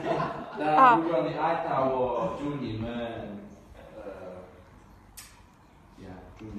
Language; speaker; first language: Chinese; non-native, learner; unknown